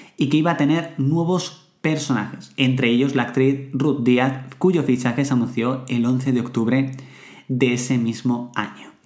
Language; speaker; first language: Spanish; native; Spanish